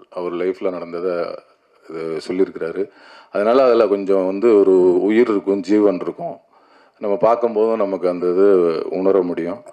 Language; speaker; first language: Tamil; native; Tamil